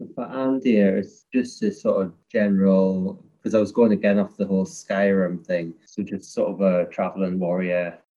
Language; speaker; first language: English; native; English